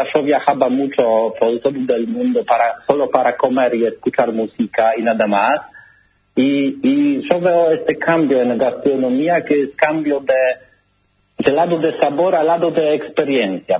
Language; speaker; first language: Spanish; non-native, learner; Polish